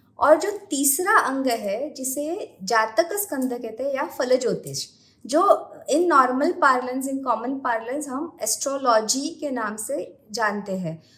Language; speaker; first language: Hindi; non-native, local second language; Marathi